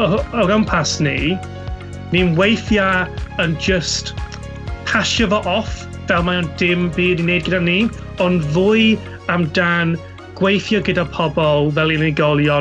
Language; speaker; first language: Welsh; non-native, local second language; English